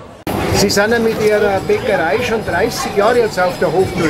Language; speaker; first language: German; native; German